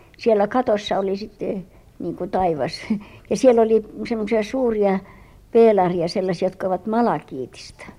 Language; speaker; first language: Finnish; early bilingual, heritage; Finnish